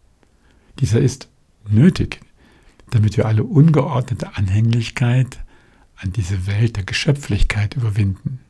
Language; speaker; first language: German; native; German